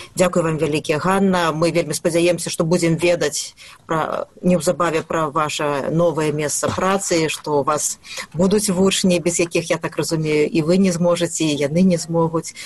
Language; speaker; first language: Belarusian; native; Belarusian